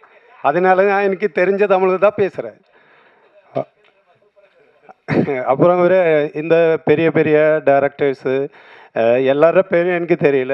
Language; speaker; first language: Tamil; non-native, learner; Malayalam